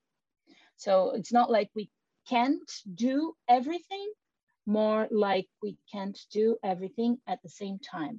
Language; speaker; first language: English; non-native, fluent; Portuguese